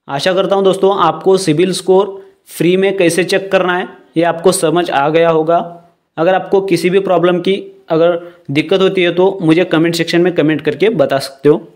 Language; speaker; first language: Hindi; non-native, local second language; Marathi